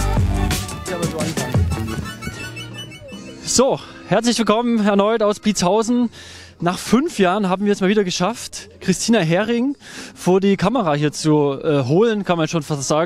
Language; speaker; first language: German; native; German